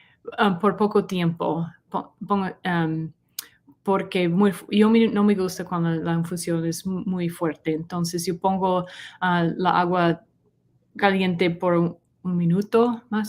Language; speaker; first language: Spanish; non-native, learner; English